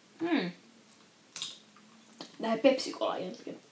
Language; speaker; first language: Finnish; non-native, local second language; Swedish